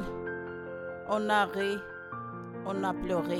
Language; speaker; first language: French; non-native, learner; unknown